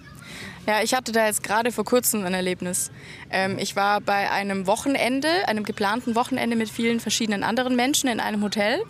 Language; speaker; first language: German; native; German